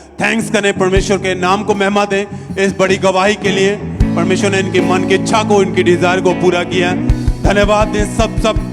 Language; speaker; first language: Hindi; native; Hindi